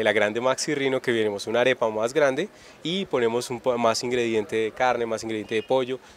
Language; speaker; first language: Spanish; native; Spanish